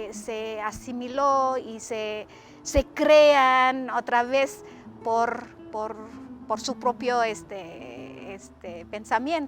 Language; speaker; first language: Spanish; non-native, fluent; Indonesian